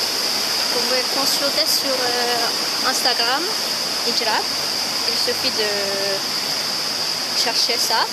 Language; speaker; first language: French; non-native, fluent; Indonesian